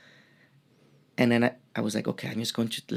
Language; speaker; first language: English; non-native, fluent; Spanish